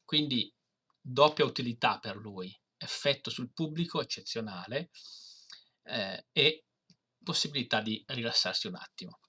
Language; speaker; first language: Italian; native; Italian